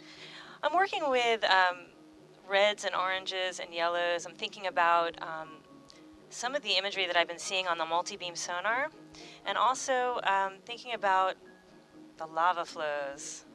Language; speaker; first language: English; native; English